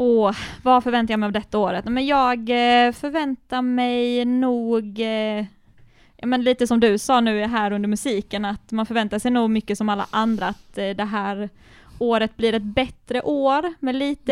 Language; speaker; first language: Swedish; native; Swedish